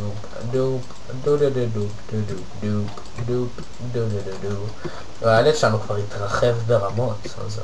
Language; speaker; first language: Hebrew; native; Hebrew